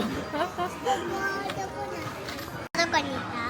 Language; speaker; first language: Japanese; early bilingual, other home language; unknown